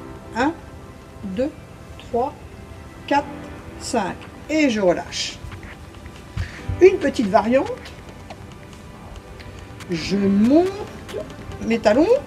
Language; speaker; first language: French; native; French